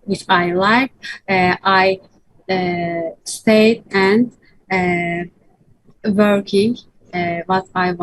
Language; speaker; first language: English; non-native, learner; Turkish